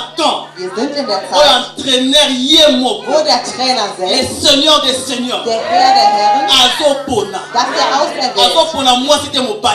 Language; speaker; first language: German; non-native, fluent; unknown